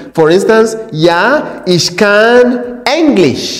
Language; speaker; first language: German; non-native, fluent; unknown